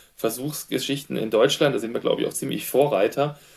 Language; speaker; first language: German; native; German